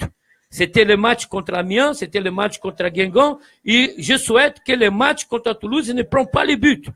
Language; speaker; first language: French; non-native, fluent; Portuguese